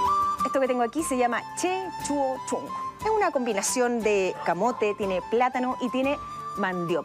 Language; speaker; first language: Spanish; native; Spanish